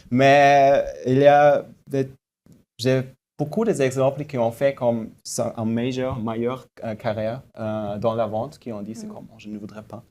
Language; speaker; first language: French; non-native, fluent; German